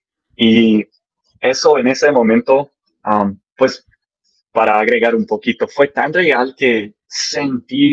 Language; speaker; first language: Spanish; early bilingual, heritage; English